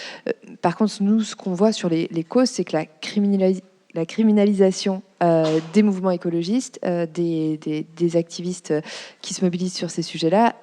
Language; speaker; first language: French; native; French